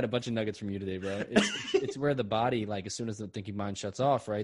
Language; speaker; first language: English; native; English